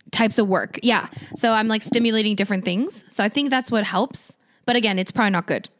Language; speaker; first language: English; early bilingual, other home language; Korean